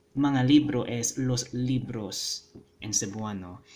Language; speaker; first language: Spanish; non-native, fluent; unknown